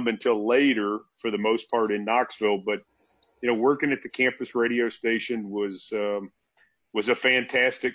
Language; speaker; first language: English; native; English